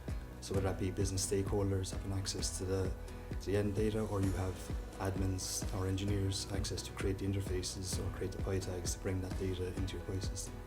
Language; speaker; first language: English; native; English